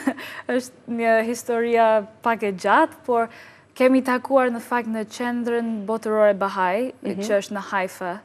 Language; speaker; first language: Albanian; non-native, learner; English